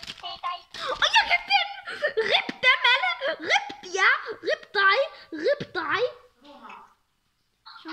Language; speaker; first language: Danish; early bilingual, other home language; Arabic